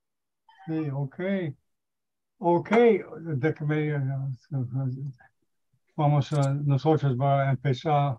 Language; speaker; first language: Spanish; non-native, learner; English